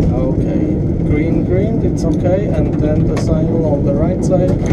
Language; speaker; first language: English; non-native, learner; Swiss German